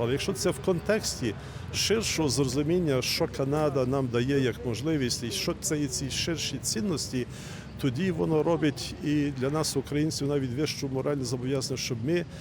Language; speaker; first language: Ukrainian; early bilingual, heritage; Ukrainian